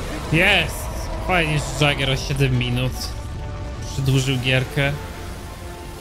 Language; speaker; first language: Polish; native; Polish